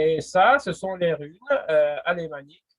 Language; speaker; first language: French; non-native, fluent; Russian